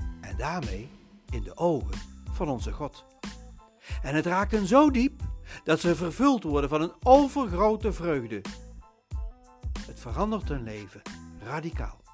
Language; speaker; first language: Dutch; native; Dutch